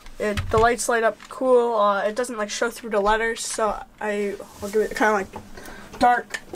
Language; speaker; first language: English; native; English